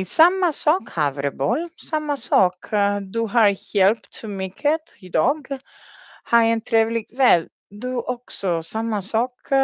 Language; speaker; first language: Swedish; non-native, learner; Italian